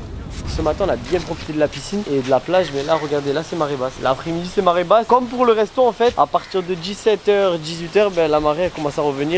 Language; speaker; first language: French; native; French